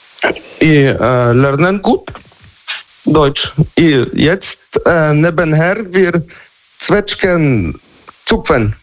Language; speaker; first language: German; non-native, learner; Polish